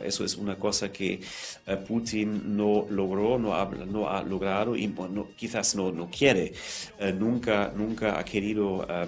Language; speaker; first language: Spanish; non-native, fluent; German